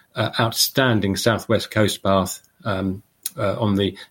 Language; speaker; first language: English; native; English